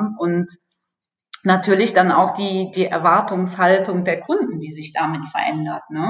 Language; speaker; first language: German; native; German